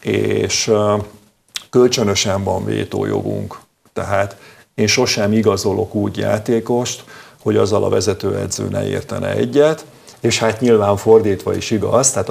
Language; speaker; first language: Hungarian; native; Hungarian